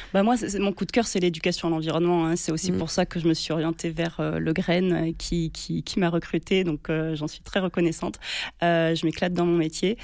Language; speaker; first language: French; native; French